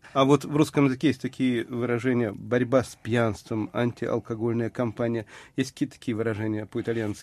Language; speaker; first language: Russian; native; Russian